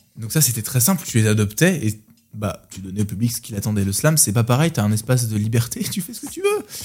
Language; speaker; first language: French; native; French